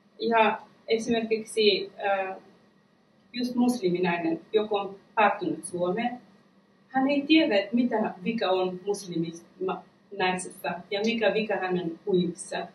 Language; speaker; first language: Finnish; non-native, fluent; Persian